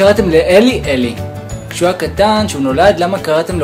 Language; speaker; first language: Hebrew; native; Hebrew